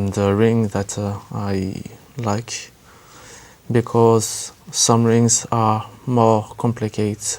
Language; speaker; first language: English; non-native, learner; French